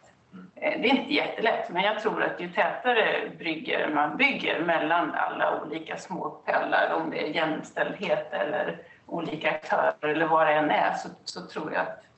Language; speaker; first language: Swedish; native; Swedish